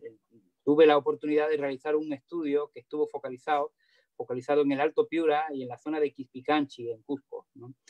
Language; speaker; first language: Spanish; native; Spanish